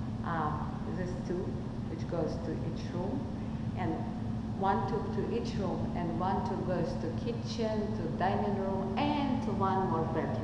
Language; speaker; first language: English; non-native, fluent; Russian